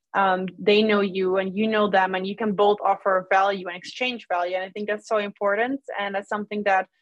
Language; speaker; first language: English; non-native, fluent; Dutch